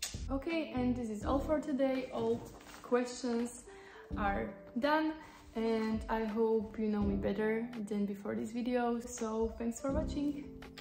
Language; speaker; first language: English; non-native, fluent; Slovak